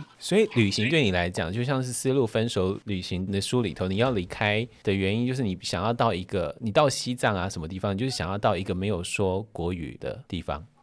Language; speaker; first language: Chinese; native; Chinese